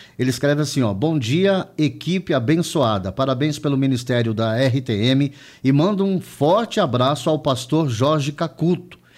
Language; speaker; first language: Portuguese; native; Portuguese